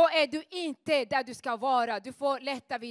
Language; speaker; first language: Swedish; non-native, fluent; Rundi